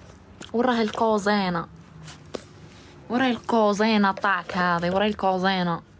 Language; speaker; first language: Arabic; native; Arabic